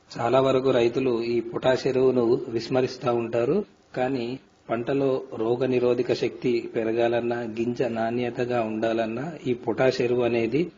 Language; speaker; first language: Telugu; native; Telugu